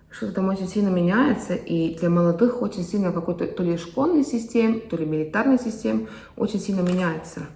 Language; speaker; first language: Russian; non-native, fluent; Estonian